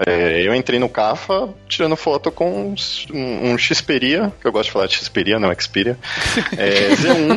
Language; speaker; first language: Portuguese; native; Portuguese